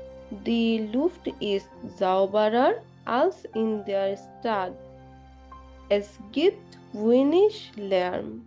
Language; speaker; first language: German; non-native, learner; Bangla